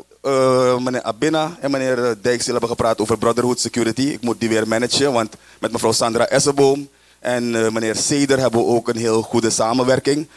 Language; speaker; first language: Dutch; native; Dutch